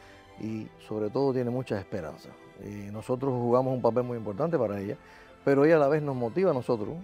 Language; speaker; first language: Spanish; native; Spanish